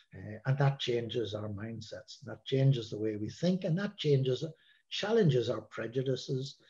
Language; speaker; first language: English; native; English